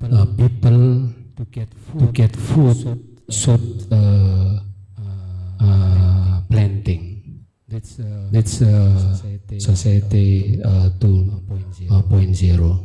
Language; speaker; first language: English; non-native, learner; Indonesian